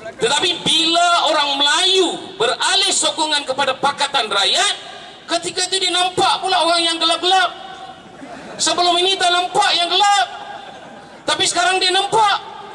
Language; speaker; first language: Malay; early bilingual, other home language; Tamil